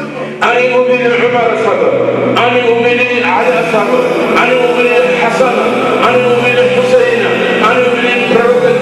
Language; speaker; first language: Russian; non-native, local second language; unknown